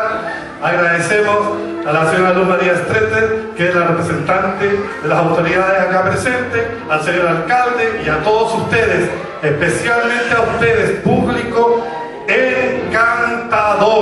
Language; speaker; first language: Spanish; native; Spanish